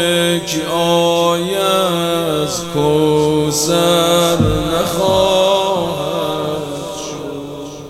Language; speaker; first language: Persian; native; Persian